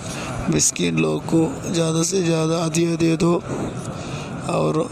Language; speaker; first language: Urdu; non-native, fluent; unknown